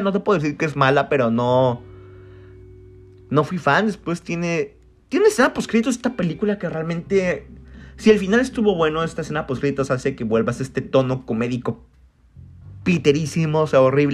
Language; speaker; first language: Spanish; native; Spanish